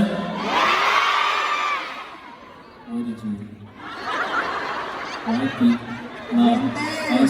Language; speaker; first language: English; non-native, learner; Korean